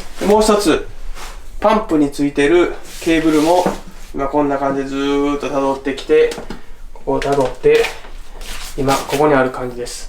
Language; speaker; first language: Japanese; native; Japanese